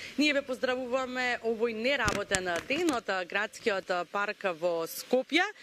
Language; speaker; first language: Macedonian; native; Macedonian